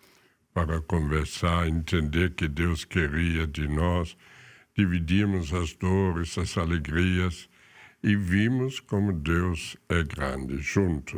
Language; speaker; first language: Portuguese; non-native, fluent; German